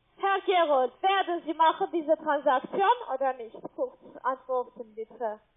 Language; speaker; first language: German; non-native, learner; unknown